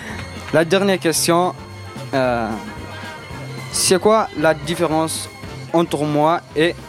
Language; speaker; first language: French; non-native, learner; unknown